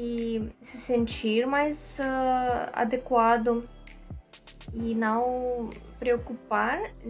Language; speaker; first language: Portuguese; non-native, learner; Russian